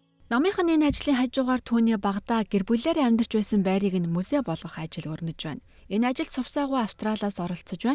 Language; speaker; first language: Mongolian; native; Mongolian